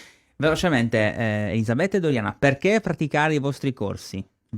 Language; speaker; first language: Italian; native; Italian